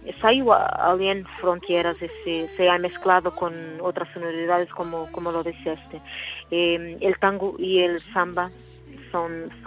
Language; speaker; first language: Spanish; non-native, learner; Portuguese